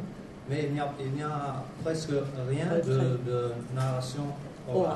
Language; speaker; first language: French; non-native, fluent; Albanian